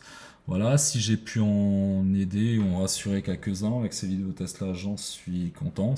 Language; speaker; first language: French; native; French